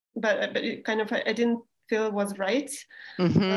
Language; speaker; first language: English; non-native, fluent; Russian